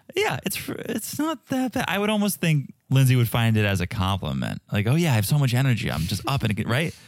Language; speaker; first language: English; native; English